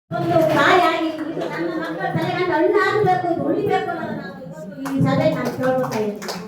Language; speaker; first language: Kannada; non-native, local second language; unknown